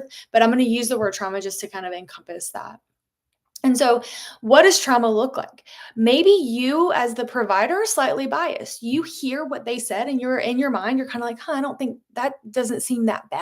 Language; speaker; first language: English; native; English